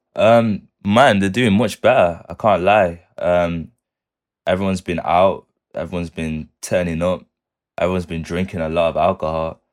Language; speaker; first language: English; native; English